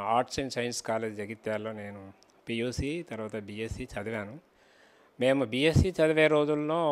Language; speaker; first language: Telugu; native; Telugu